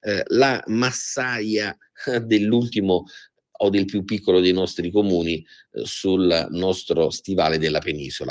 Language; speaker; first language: Italian; native; Italian